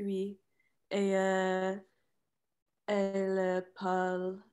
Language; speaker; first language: French; non-native, learner; English